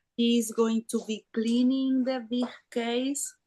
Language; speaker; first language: English; non-native, learner; Spanish